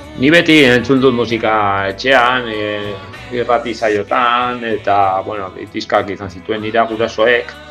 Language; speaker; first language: Basque; non-native, local second language; Spanish